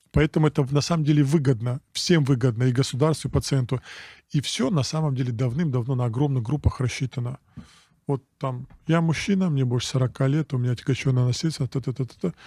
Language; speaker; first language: Russian; non-native, local second language; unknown